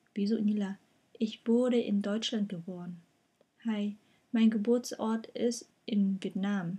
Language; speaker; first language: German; non-native, fluent; Vietnamese